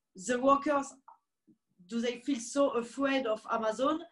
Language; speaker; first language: English; non-native, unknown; French